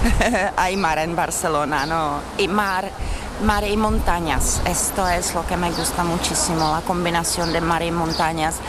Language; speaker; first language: Spanish; non-native, learner; Czech